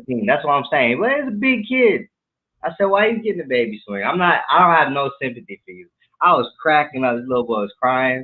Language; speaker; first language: English; native; English